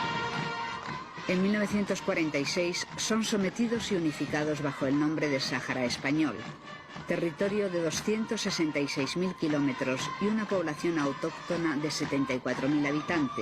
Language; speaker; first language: Spanish; native; Spanish